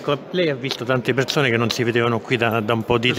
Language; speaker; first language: Italian; native; Italian